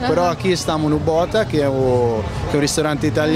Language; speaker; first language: Portuguese; non-native, learner; Italian